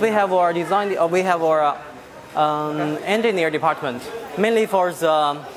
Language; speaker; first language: English; non-native, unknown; Chinese